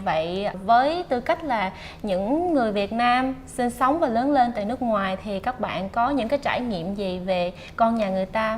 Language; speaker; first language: Vietnamese; native; Vietnamese